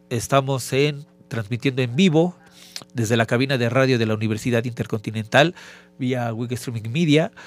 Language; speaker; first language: Spanish; native; Spanish